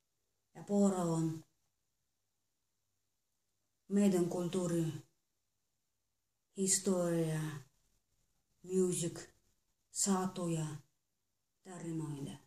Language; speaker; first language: Finnish; non-native, learner; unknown